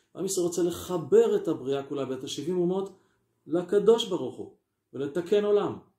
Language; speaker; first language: Hebrew; native; Hebrew